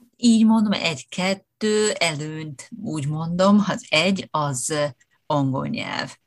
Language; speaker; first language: Hungarian; non-native, fluent; Japanese